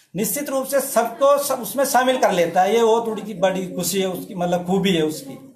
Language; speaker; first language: Hindi; native; Hindi